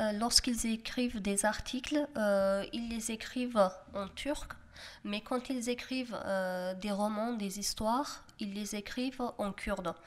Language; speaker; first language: French; non-native, fluent; Kurdish